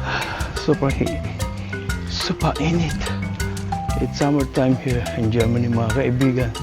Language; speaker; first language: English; non-native, local second language; Filipino